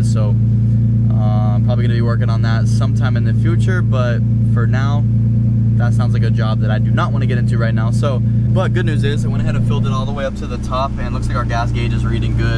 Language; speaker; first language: English; native; English